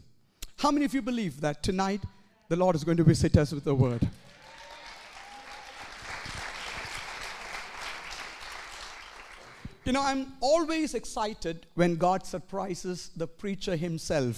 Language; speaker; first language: English; non-native, local second language; Malayalam